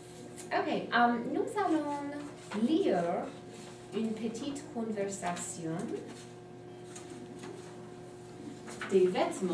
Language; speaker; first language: French; non-native, fluent; English